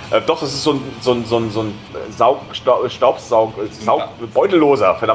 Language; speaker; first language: German; native; German